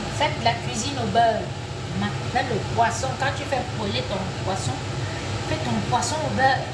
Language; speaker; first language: French; native; French